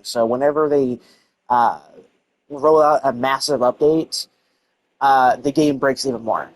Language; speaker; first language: English; native; English